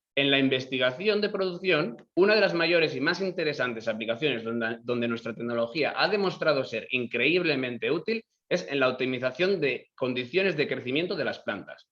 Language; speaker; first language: Spanish; native; Spanish